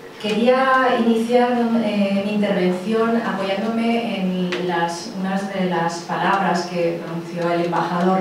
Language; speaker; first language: Spanish; native; Spanish